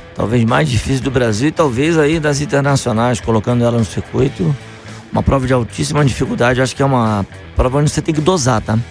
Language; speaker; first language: Portuguese; native; Portuguese